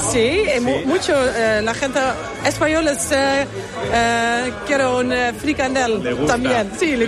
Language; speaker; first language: Spanish; non-native, learner; Dutch